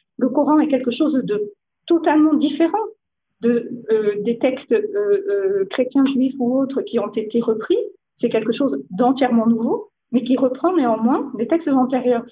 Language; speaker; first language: French; native; French